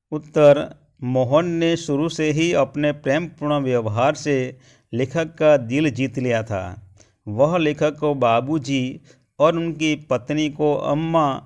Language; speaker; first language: Hindi; non-native, local second language; Gujarati